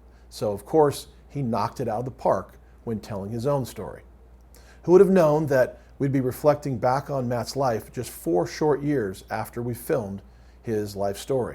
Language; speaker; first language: English; native; English